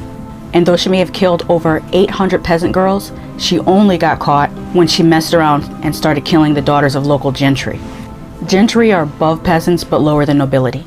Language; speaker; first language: English; native; English